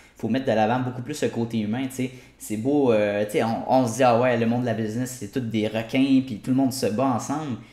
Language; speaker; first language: French; native; French